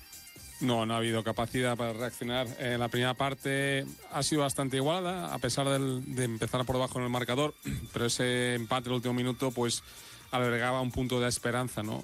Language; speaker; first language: Spanish; native; Spanish